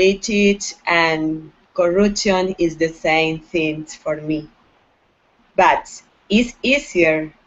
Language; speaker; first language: English; non-native, learner; Spanish